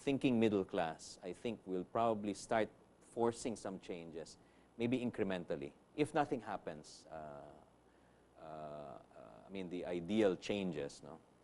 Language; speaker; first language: English; non-native, local second language; Filipino